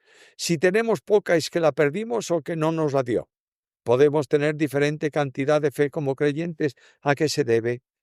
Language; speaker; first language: Spanish; native; Spanish